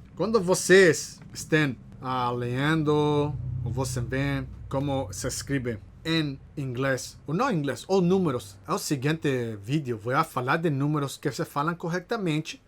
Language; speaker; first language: Portuguese; non-native, learner; Spanish